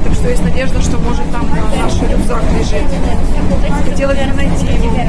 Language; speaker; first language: Russian; native; Russian